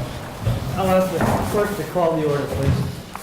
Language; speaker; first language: English; native; English